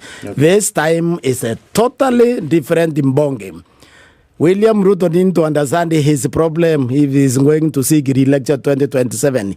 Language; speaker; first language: English; non-native, local second language; Meru